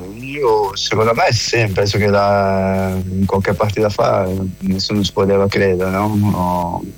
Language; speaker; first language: Italian; non-native, fluent; Portuguese